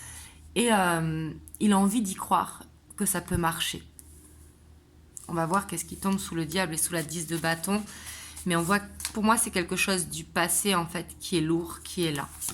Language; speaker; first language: French; native; French